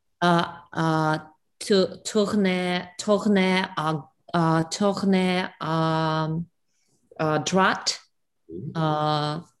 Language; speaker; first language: French; non-native, learner; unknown